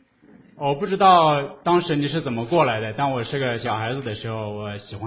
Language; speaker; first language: Chinese; native; Chinese